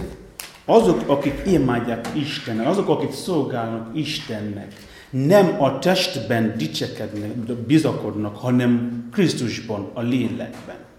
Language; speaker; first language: Hungarian; non-native, fluent; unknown